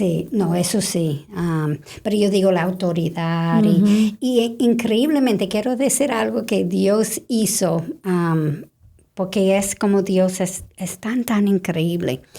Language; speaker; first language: Spanish; non-native, fluent; English